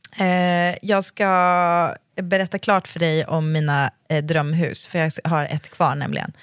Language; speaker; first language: Swedish; native; Swedish